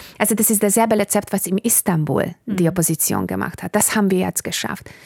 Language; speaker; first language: German; non-native, fluent; Bulgarian